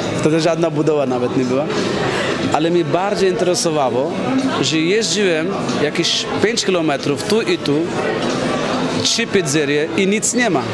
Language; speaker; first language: Polish; non-native, fluent; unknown